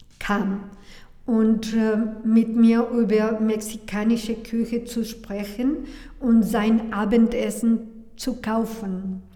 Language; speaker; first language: German; non-native, learner; Spanish